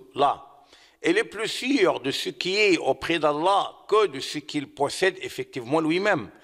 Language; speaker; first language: French; non-native, fluent; Arabic